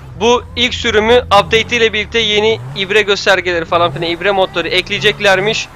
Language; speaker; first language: Turkish; native; Turkish